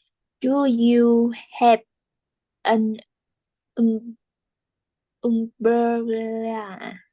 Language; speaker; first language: English; non-native, learner; Vietnamese